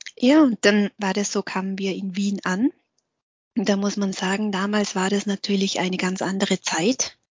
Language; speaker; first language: German; early bilingual, other home language; Vietnamese